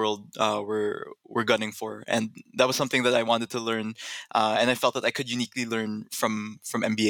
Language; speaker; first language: English; non-native, local second language; Filipino